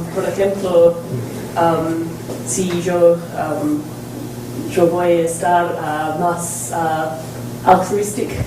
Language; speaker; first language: Spanish; non-native, learner; English